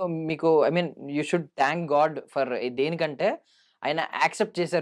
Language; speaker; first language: Telugu; native; Telugu